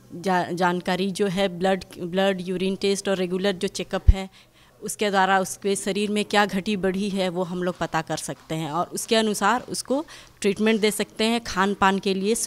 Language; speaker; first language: Hindi; native; Hindi